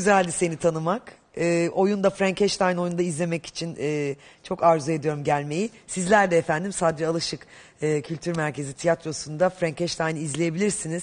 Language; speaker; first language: Turkish; native; Turkish